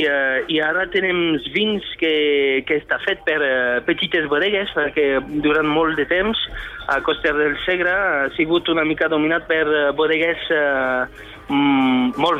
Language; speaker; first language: Catalan; non-native, fluent; French